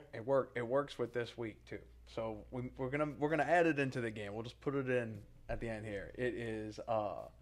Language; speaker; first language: English; native; English